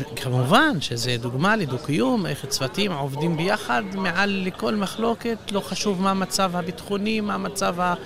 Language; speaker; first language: Hebrew; non-native, local second language; Arabic